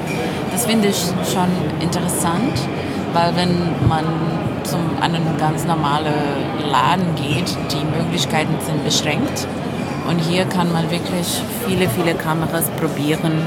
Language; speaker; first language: German; non-native, fluent; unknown